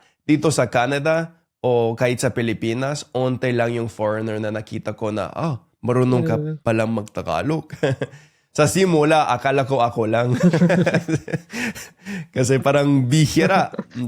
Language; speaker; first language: Filipino; non-native, fluent; English